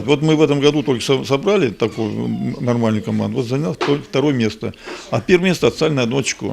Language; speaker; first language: Russian; native; Russian